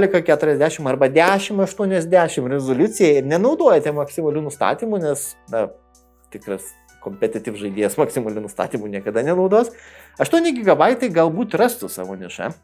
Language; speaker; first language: Lithuanian; native; Lithuanian